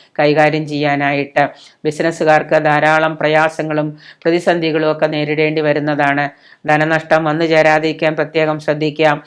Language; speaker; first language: Malayalam; native; Malayalam